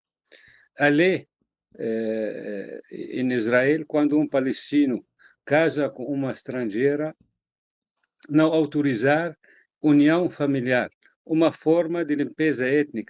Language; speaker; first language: Portuguese; non-native, fluent; Arabic